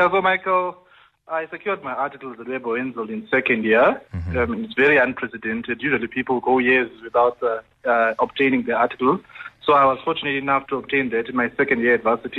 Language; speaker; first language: English; non-native, local second language; Xhosa